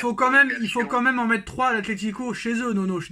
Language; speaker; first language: French; native; French